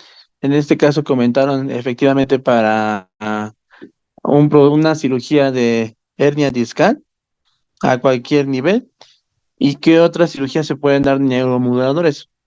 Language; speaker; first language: Spanish; native; Spanish